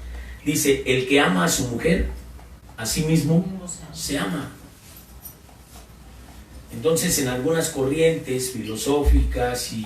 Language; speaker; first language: Spanish; native; Spanish